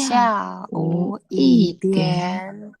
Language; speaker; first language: Chinese; non-native, learner; Indonesian